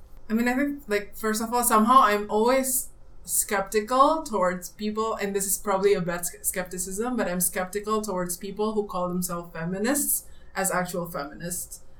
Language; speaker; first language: English; non-native, fluent; Indonesian